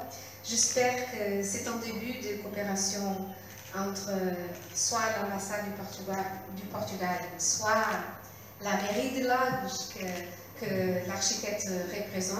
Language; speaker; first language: French; non-native, local second language; Portuguese